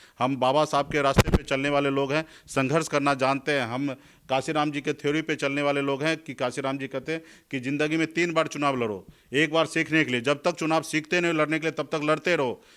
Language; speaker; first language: Hindi; native; Hindi